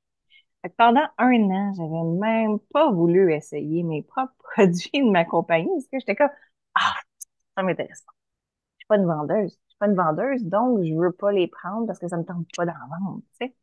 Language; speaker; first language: French; native; French